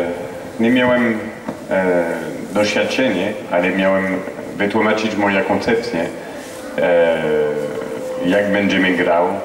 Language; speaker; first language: Polish; non-native, fluent; French